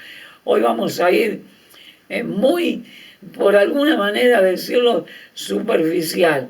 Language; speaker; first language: Spanish; native; Spanish